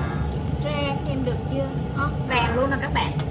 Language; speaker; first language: Vietnamese; native; Vietnamese